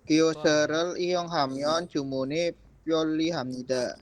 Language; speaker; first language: Korean; non-native, learner; Indonesian